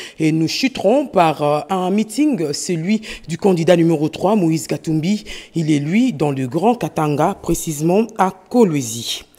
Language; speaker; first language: French; non-native, local second language; Lingala